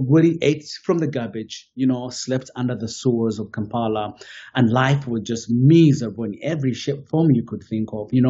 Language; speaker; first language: English; non-native, local second language; Kinyarwanda